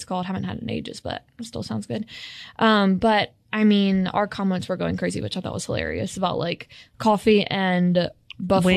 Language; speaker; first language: English; native; English